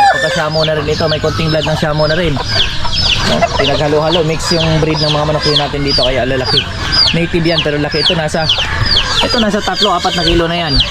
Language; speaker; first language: Filipino; native; Filipino